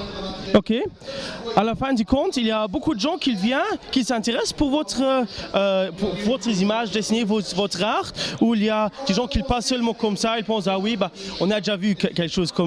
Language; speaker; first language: French; non-native, local second language; Luxembourgish